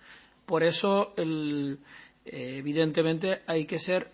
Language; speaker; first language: Spanish; native; Spanish